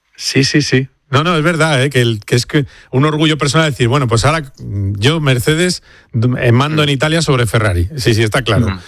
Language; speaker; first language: Spanish; native; Spanish